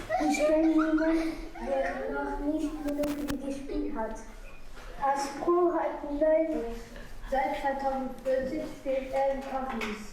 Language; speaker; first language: German; non-native, learner; French